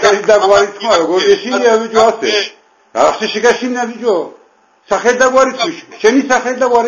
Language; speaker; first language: Georgian; native; Georgian